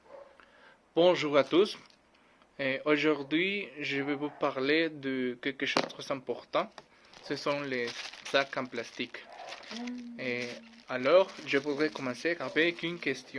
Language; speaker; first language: French; non-native, learner; Spanish